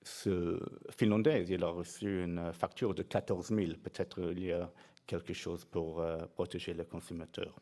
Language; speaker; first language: French; non-native, fluent; English